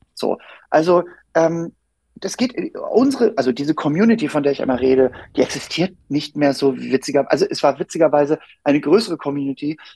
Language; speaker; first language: German; native; German